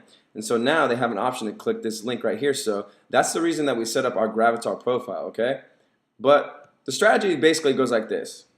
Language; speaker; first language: English; native; English